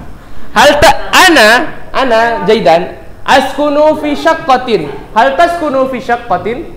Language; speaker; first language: Arabic; non-native, fluent; Indonesian